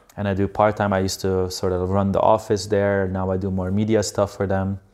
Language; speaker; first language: English; non-native, fluent; Slovenian